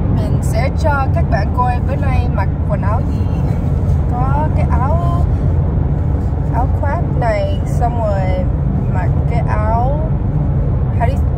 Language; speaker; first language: Vietnamese; early bilingual, heritage; Vietnamese